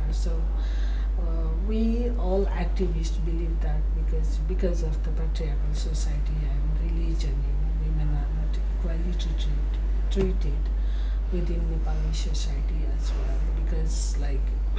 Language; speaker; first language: English; non-native, local second language; Nepali